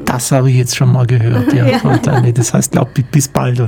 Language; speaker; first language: German; native; German